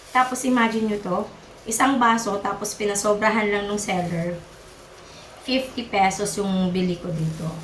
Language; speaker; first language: Filipino; non-native, local second language; Iloko